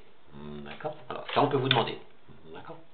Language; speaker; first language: French; native; French